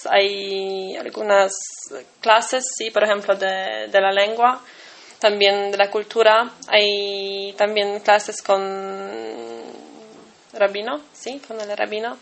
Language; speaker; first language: Spanish; non-native, fluent; Polish